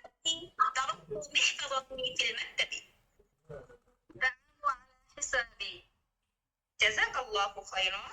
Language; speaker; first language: Arabic; non-native, learner; Bangla